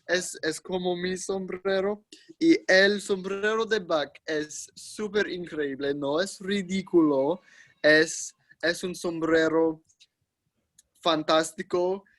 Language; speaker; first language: Spanish; non-native, learner; English